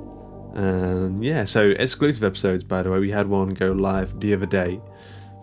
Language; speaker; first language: English; native; English